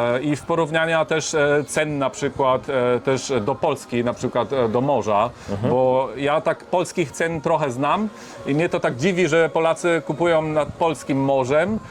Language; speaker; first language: Polish; early bilingual, heritage; Polish